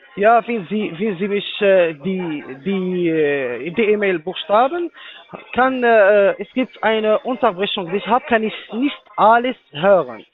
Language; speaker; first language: German; non-native, learner; Arabic